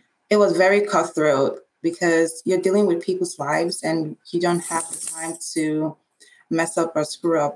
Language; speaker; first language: English; non-native, local second language; Igbo